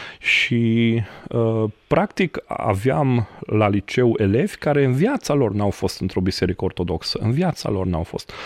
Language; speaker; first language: Romanian; non-native, local second language; Hungarian